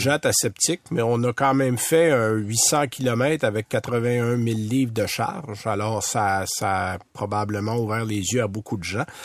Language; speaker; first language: French; native; French